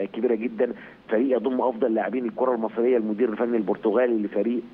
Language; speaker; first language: Arabic; native; Arabic